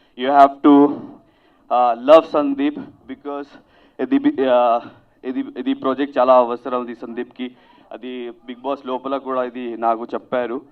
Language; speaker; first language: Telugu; non-native, local second language; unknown